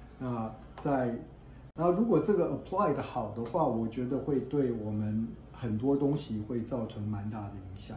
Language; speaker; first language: Chinese; native; Chinese